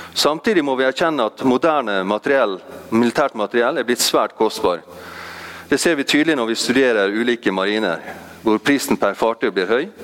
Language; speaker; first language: Norwegian; native; Norwegian